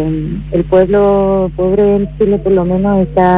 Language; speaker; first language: Spanish; native; Spanish